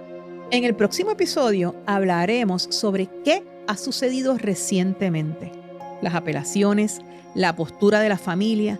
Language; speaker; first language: Spanish; native; Spanish